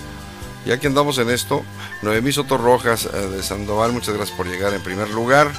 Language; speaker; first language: Spanish; native; Spanish